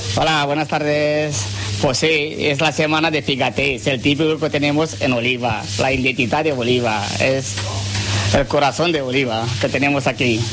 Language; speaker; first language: Spanish; non-native, fluent; Romanian